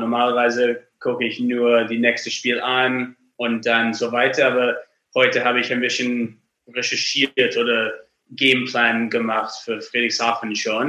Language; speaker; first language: German; non-native, learner; English